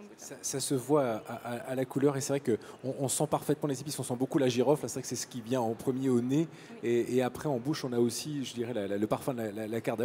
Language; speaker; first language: French; native; French